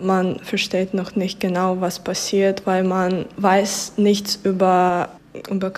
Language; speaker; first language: German; non-native, fluent; Ukrainian